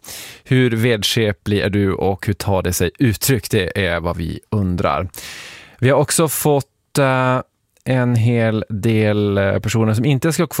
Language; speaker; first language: Swedish; native; Swedish